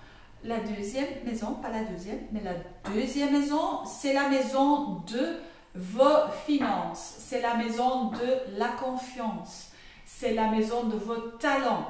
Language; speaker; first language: French; non-native, local second language; Dutch